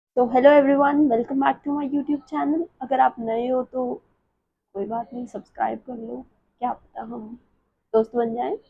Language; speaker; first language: Hindi; native; Hindi